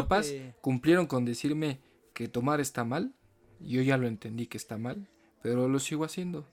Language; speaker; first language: Spanish; native; Spanish